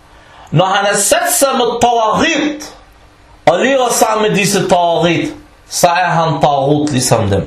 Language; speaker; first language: Danish; non-native, fluent; Arabic